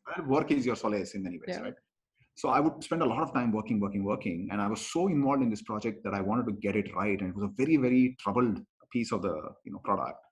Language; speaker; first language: English; non-native, local second language; Kannada